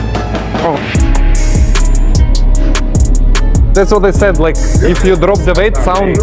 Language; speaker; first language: English; non-native, learner; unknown